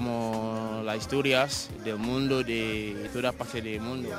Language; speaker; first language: Spanish; non-native, fluent; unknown